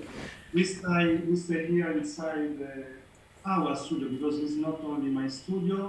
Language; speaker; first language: English; non-native, learner; Italian